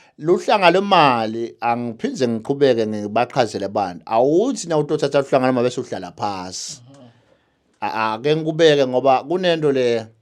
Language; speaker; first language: Zulu; native; Zulu